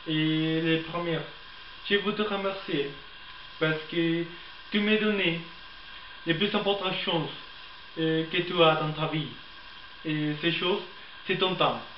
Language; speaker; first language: French; non-native, learner; Spanish